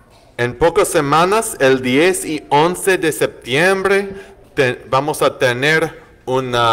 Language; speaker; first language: Spanish; non-native, fluent; English